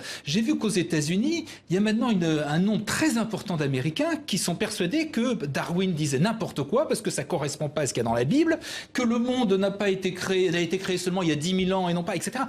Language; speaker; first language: French; native; French